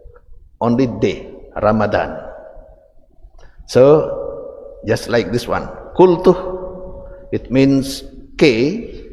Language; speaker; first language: English; non-native, fluent; Indonesian